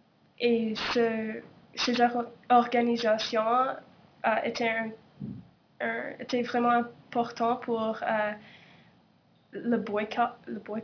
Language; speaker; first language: French; non-native, local second language; English